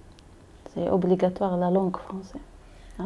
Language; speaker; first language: French; non-native, learner; Arabic